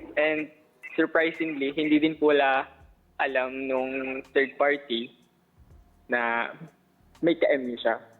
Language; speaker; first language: Filipino; native; Filipino